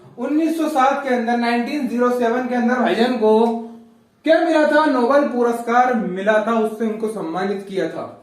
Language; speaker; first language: Hindi; native; Hindi